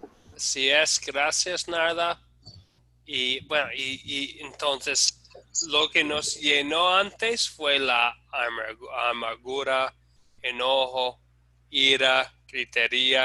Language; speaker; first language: Spanish; non-native, fluent; English